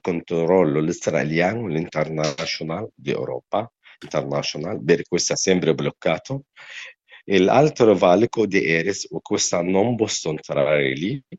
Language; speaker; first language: Italian; non-native, learner; Arabic